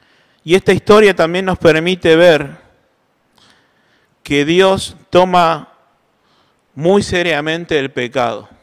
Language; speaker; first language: Spanish; native; Spanish